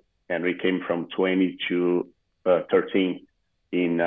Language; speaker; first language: English; non-native, fluent; Portuguese